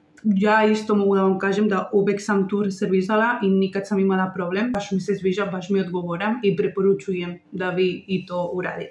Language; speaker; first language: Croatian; non-native, learner; Spanish